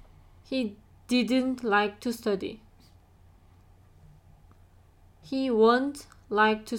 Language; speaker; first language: English; non-native, learner; Korean